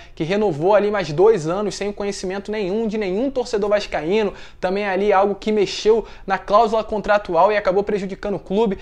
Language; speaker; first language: Portuguese; native; Portuguese